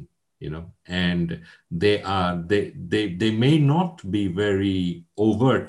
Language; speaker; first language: English; non-native, local second language; Gujarati